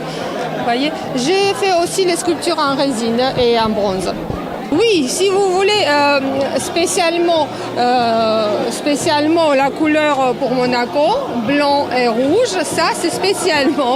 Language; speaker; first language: French; non-native, fluent; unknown